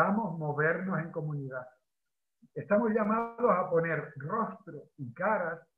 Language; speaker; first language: Spanish; native; Spanish